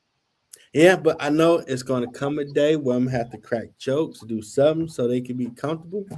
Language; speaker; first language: English; native; English